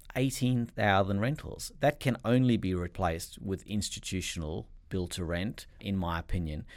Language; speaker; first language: English; native; English